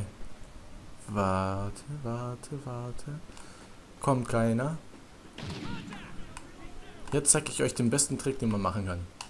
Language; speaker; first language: German; native; German